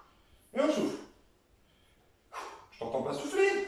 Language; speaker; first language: French; native; French